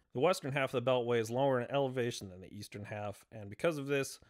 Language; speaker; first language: English; native; English